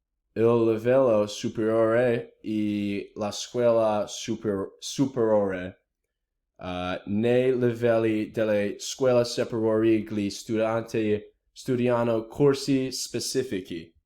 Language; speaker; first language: Italian; non-native, learner; English